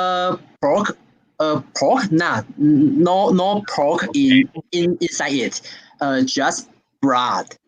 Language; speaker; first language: English; non-native, learner; Chinese